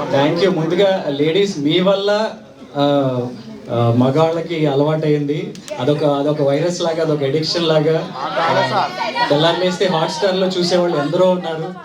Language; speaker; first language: Telugu; native; Telugu